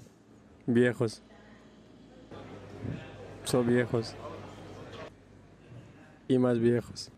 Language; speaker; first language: Spanish; non-native, learner; Portuguese